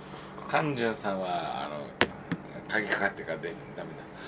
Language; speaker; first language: Japanese; native; Japanese